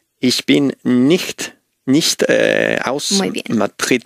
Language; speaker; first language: German; non-native, learner; Spanish